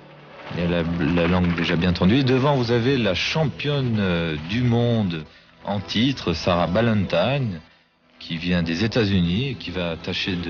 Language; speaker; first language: French; native; French